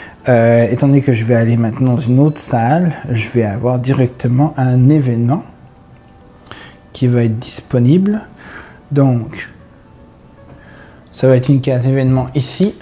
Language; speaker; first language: French; native; French